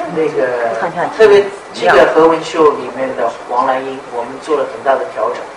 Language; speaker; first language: Chinese; native; Chinese